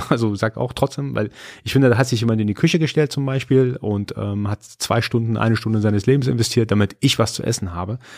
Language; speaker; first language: German; early bilingual, other home language; Persian